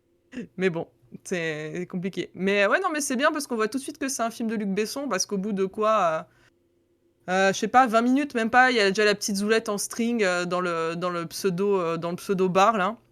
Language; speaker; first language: French; native; French